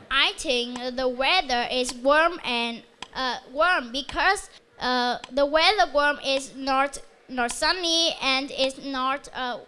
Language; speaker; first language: English; non-native, learner; Vietnamese